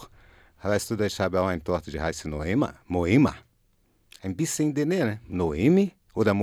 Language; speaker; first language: German; non-native, learner; Portuguese